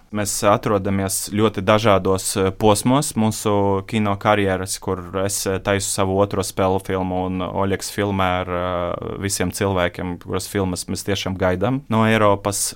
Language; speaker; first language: Latvian; non-native, local second language; Russian